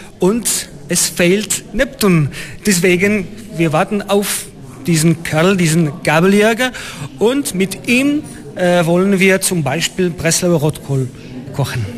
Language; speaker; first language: German; non-native, fluent; Polish